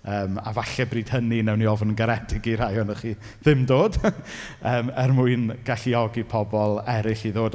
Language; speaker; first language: Welsh; native; Welsh